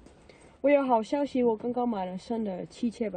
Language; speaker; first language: Chinese; non-native, learner; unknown